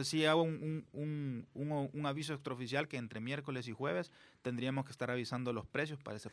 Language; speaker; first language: Spanish; native; Spanish